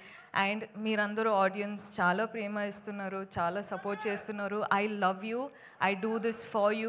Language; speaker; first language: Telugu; non-native, fluent; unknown